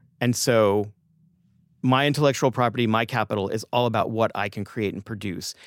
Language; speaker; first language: English; native; English